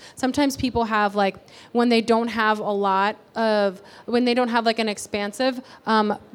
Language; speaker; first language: English; early bilingual, other home language; Spanish